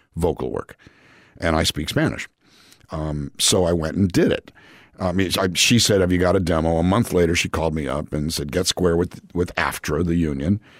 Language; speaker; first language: English; native; English